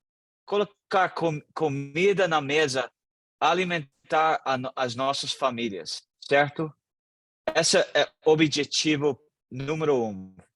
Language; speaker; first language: Portuguese; non-native, fluent; English